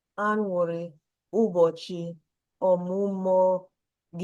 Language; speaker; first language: Igbo; non-native, learner; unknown